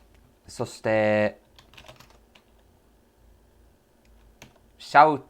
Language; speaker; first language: Japanese; non-native, learner; English